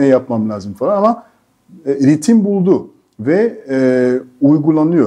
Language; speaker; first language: Turkish; non-native, fluent; French